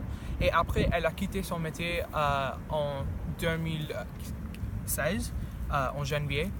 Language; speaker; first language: French; non-native, learner; English